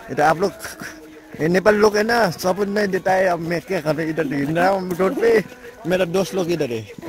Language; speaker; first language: Hindi; non-native, learner; Nepali